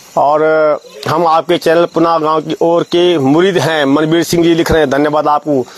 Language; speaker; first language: Hindi; non-native, local second language; Garhwali